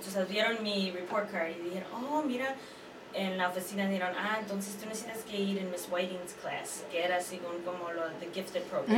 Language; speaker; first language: Spanish; early bilingual, heritage; Spanish